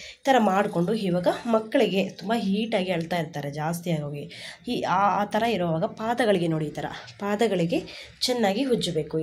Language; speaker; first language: Kannada; non-native, local second language; Telugu